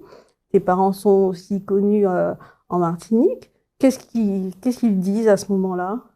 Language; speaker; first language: French; native; French